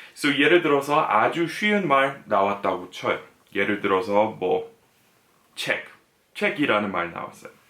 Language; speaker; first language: Korean; non-native, fluent; English